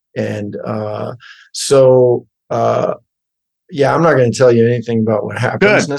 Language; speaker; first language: English; native; English